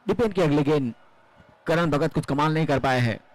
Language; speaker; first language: Hindi; non-native, local second language; Gujarati